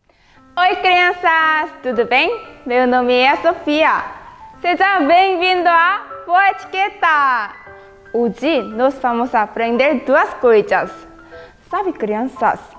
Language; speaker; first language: Portuguese; non-native, fluent; Korean